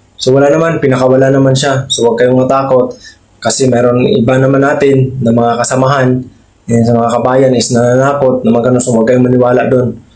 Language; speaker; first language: Filipino; native; Filipino